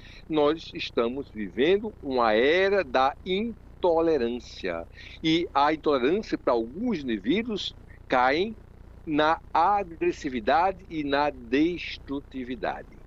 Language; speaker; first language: Portuguese; native; Portuguese